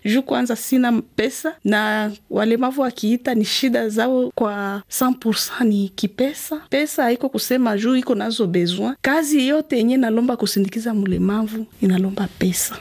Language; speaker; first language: Swahili; native; Swahili